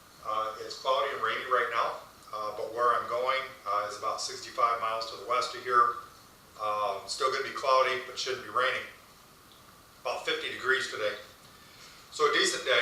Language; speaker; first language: English; native; English